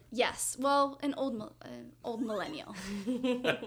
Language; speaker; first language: English; non-native, fluent; Spanish